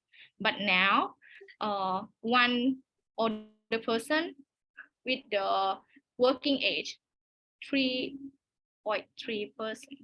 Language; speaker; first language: English; non-native, learner; Thai